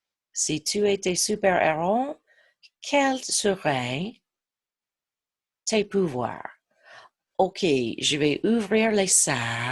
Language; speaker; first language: French; non-native, fluent; English